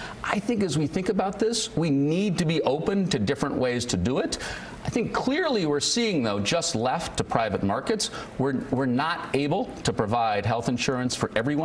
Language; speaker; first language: English; native; English